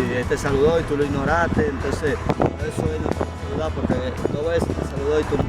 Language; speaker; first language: Spanish; native; Spanish